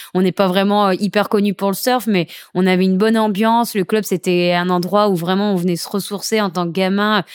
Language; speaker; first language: French; native; French